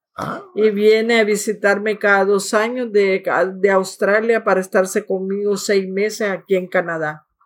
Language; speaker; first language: Spanish; native; Spanish